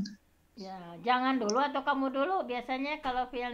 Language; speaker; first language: Indonesian; native; Indonesian